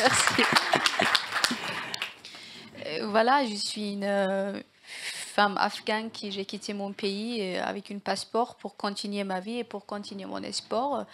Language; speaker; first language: French; non-native, learner; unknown